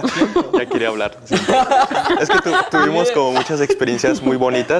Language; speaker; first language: Spanish; native; Spanish